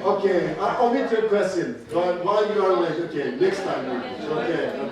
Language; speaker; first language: English; non-native, fluent; Turkish